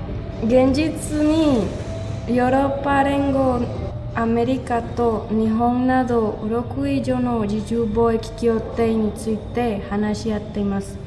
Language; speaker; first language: Japanese; non-native, learner; Spanish